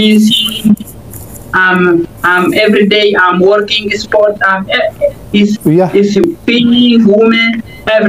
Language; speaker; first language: English; non-native, learner; Oromo